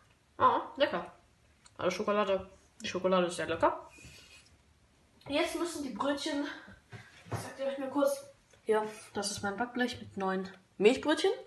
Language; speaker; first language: German; native; German